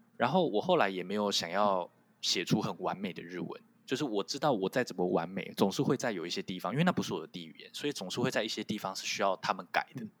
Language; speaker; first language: Chinese; non-native, local second language; Min Nan Chinese